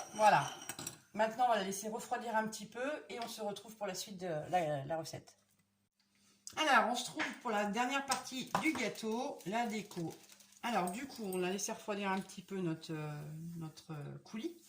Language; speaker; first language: French; native; French